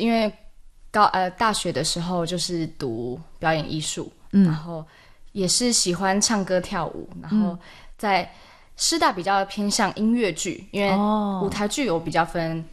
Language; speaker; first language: Chinese; native; Chinese